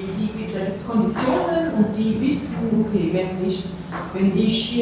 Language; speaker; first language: German; non-native, local second language; Luxembourgish